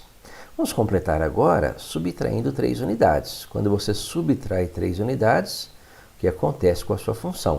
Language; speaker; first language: Portuguese; native; Portuguese